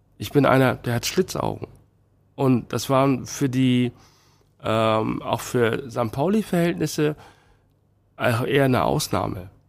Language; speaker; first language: German; early bilingual, other home language; Chinese